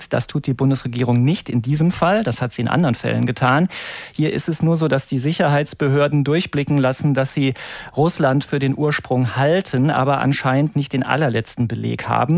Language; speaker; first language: German; native; German